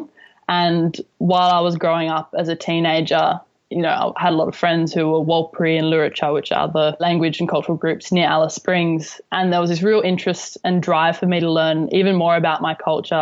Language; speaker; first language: English; native; English